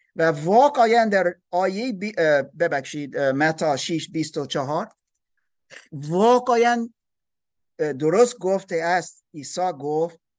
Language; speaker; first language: Persian; non-native, learner; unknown